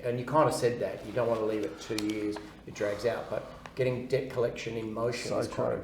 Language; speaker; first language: English; native; English